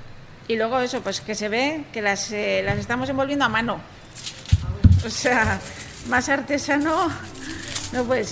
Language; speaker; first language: Spanish; native; Spanish